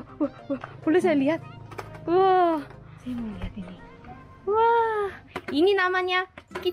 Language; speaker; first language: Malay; non-native, fluent; Korean